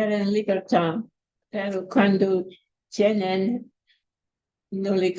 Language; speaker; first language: Spanish; non-native, fluent; English